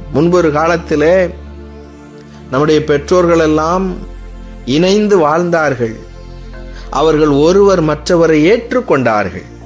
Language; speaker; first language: Tamil; native; Tamil